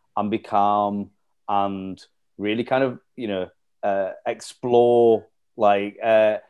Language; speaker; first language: English; native; English